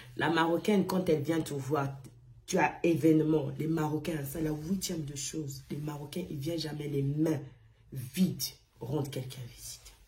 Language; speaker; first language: French; non-native, local second language; Arabic